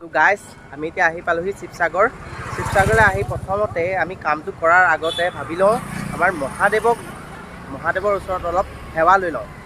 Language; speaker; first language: Assamese; native; Assamese